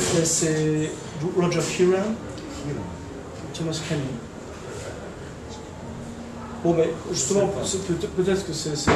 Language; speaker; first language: French; native; French